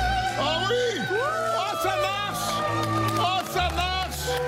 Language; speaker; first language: French; native; French